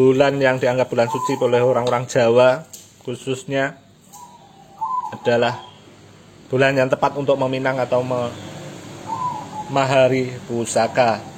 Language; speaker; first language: Indonesian; non-native, local second language; Javanese